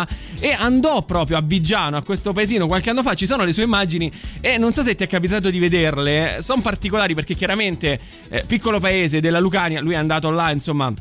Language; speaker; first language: Italian; native; Italian